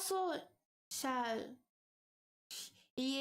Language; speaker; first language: Korean; non-native, learner; English